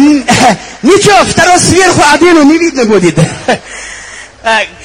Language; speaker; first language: Russian; non-native, learner; Uzbek